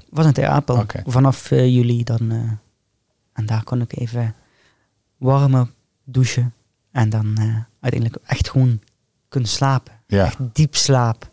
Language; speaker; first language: Dutch; non-native, fluent; Arabic